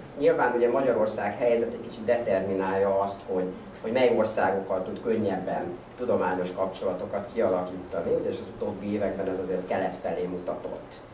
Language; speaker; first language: Hungarian; native; Hungarian